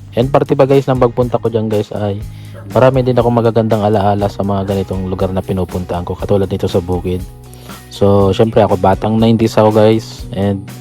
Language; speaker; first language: Filipino; non-native, local second language; Bikol